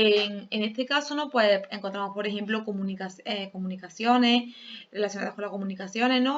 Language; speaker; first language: Spanish; native; Spanish